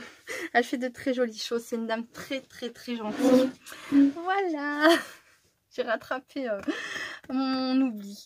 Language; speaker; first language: French; native; French